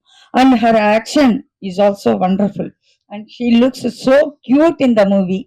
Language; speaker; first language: Telugu; native; Telugu